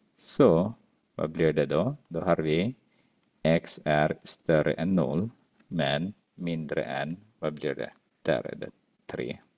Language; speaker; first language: Swedish; non-native, fluent; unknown